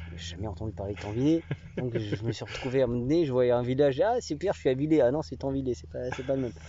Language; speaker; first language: French; native; French